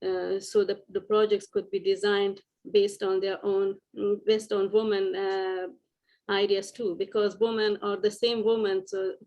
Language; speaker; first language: English; non-native, fluent; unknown